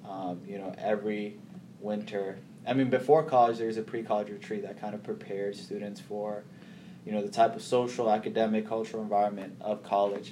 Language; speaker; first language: English; early bilingual, other home language; Somali